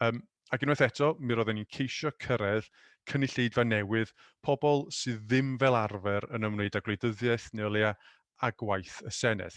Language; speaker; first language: Welsh; native; Welsh